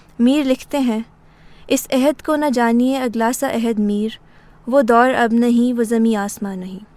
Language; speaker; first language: Urdu; native; Urdu